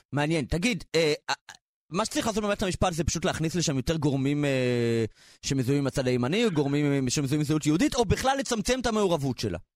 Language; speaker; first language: Hebrew; native; Hebrew